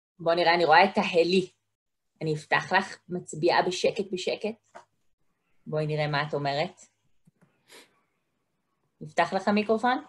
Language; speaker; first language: Hebrew; native; Hebrew